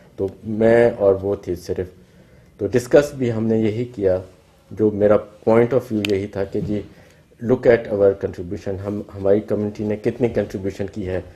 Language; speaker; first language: Urdu; non-native, local second language; Baluchi